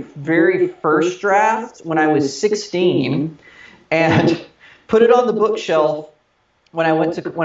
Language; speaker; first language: English; native; English